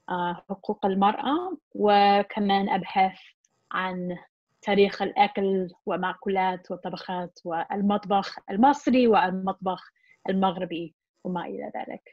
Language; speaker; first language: Arabic; non-native, fluent; English